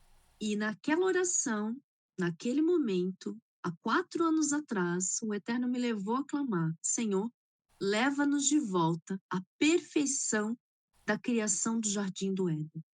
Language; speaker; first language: Portuguese; native; Portuguese